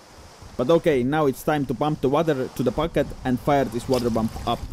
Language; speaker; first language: English; non-native, fluent; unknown